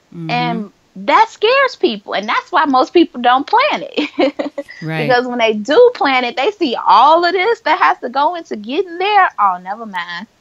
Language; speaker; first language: English; native; English